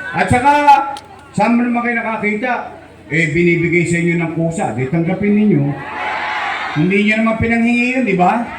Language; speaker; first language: Filipino; native; Filipino